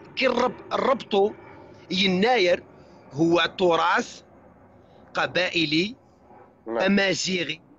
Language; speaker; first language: Arabic; non-native, local second language; Kabyle